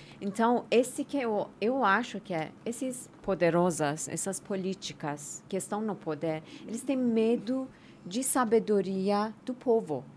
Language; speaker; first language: Portuguese; non-native, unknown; Persian